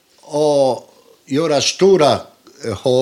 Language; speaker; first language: Swedish; non-native, learner; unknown